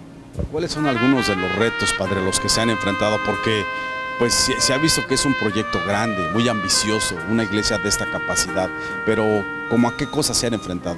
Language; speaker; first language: Spanish; native; Spanish